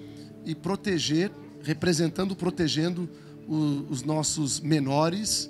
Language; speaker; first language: Portuguese; native; Portuguese